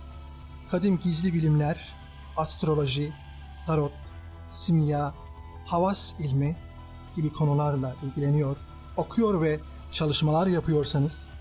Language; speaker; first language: Turkish; native; Turkish